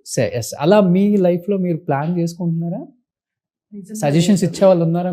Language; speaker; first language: Telugu; native; Telugu